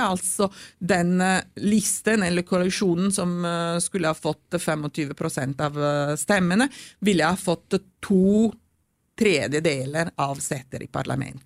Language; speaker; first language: Norwegian; non-native, fluent; Italian